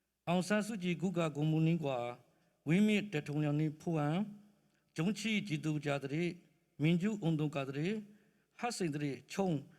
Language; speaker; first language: Korean; non-native, learner; Burmese